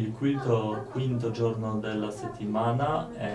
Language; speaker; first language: Italian; non-native, learner; Polish